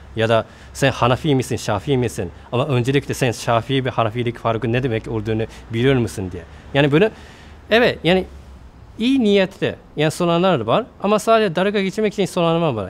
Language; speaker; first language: Turkish; non-native, fluent; Japanese